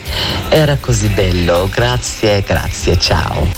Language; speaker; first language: Italian; non-native, learner; Turkish